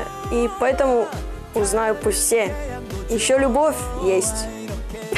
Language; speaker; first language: Russian; non-native, learner; Korean